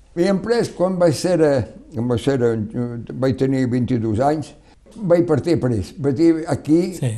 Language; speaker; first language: Catalan; non-native, local second language; French